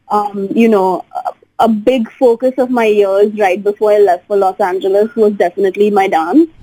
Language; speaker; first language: English; non-native, local second language; Hindi